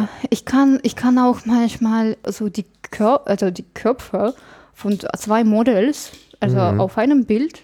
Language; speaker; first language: German; non-native, fluent; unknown